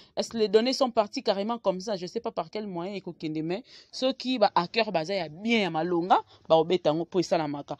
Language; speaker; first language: French; non-native, local second language; Lingala